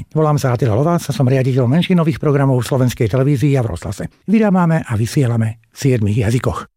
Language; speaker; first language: Slovak; non-native, local second language; Hungarian